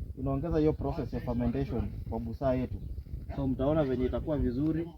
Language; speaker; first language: Swahili; non-native, local second language; Luyia